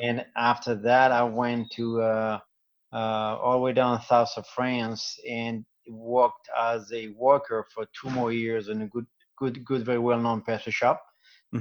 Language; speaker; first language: English; non-native, fluent; French